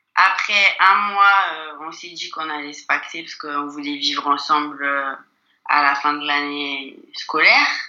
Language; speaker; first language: French; native; French